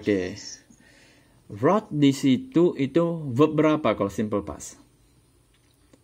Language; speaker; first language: Indonesian; native; Indonesian